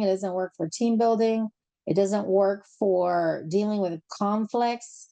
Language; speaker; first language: English; native; English